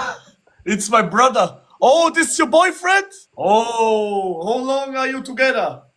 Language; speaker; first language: English; non-native, learner; German